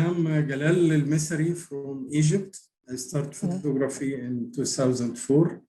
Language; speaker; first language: English; non-native, learner; Arabic